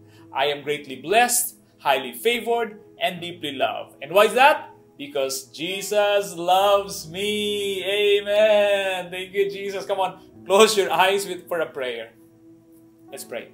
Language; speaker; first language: English; non-native, local second language; Cebuano